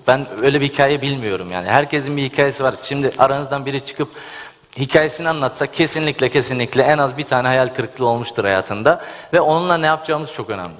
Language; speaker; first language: Turkish; early bilingual, heritage; Turkish